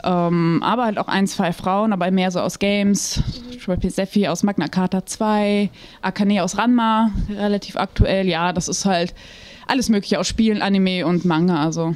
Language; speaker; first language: German; native; German